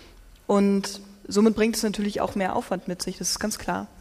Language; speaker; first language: German; native; German